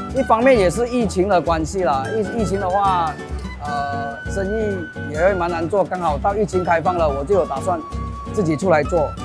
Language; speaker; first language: Chinese; native; Chinese